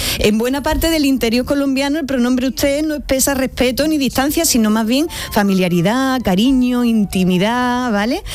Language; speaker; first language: Spanish; native; Spanish